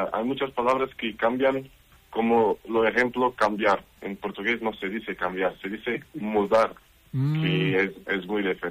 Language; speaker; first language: Spanish; non-native, learner; Portuguese